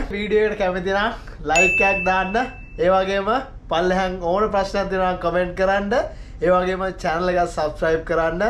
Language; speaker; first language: Sinhala; native; Sinhala